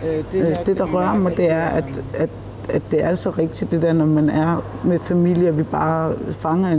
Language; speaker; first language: Danish; non-native, local second language; Kalaallisut